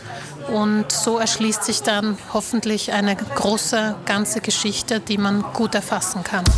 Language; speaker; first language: German; early bilingual, other home language; Slovak